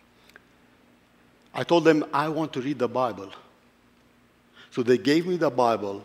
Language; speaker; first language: English; non-native, fluent; Arabic